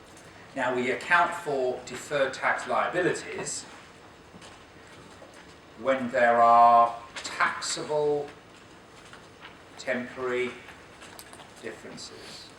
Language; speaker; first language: English; native; English